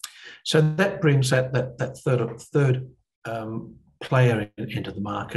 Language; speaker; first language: English; native; English